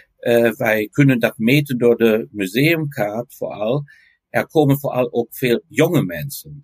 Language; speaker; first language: Dutch; non-native, fluent; German